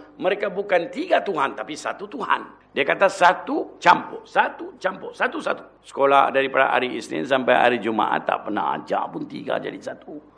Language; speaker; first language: Malay; non-native, local second language; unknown